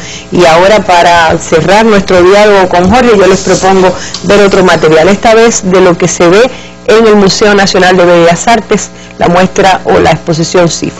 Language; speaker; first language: Spanish; native; Spanish